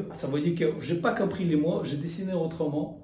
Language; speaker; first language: French; non-native, fluent; Russian